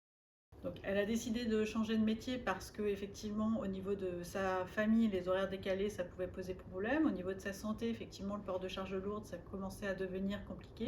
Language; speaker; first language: French; native; French